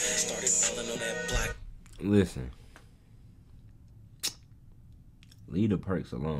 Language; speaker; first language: English; native; English